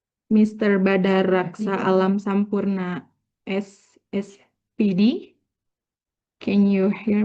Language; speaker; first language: English; non-native, learner; Indonesian